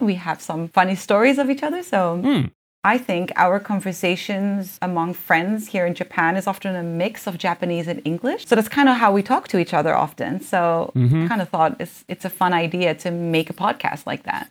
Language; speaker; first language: English; early bilingual, other home language; Japanese